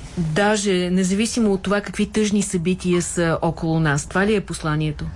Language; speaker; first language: Bulgarian; native; Bulgarian